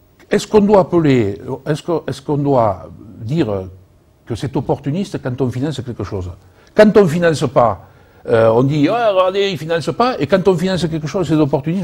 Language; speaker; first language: French; native; French